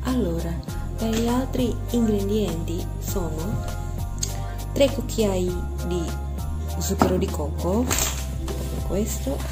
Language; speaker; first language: Italian; non-native, learner; Indonesian